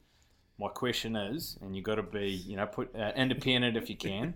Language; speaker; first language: English; native; English